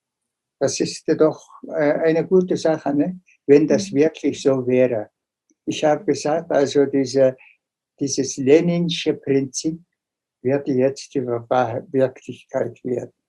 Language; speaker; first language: German; non-native, fluent; Tuvinian